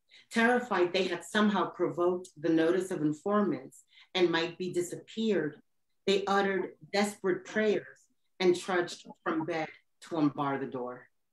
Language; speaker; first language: English; early bilingual, other home language; Spanish